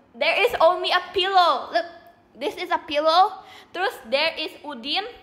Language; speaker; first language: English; non-native, learner; Indonesian